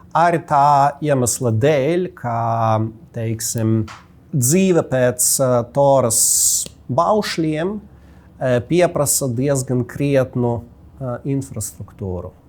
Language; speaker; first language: Latvian; non-native, local second language; Russian